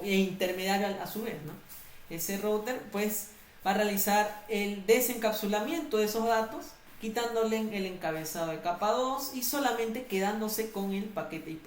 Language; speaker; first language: Spanish; native; Spanish